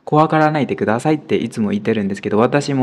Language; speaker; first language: Japanese; non-native, fluent; Burmese